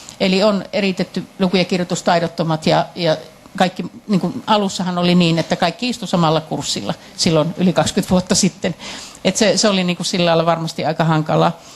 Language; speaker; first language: Finnish; native; Finnish